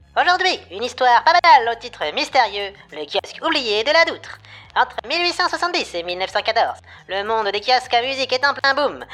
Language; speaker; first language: French; native; French